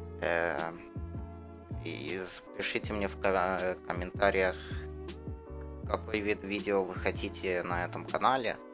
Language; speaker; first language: Russian; early bilingual, heritage; Russian